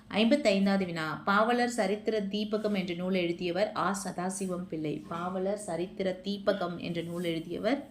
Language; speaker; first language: Tamil; native; Tamil